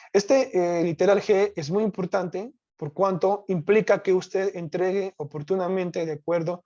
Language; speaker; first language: Spanish; native; Spanish